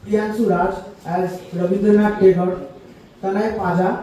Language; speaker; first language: English; non-native, local second language; Bangla